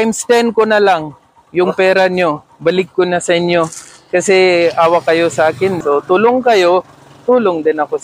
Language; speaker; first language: Filipino; non-native, learner; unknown